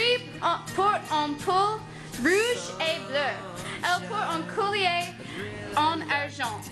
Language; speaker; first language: French; non-native, learner; English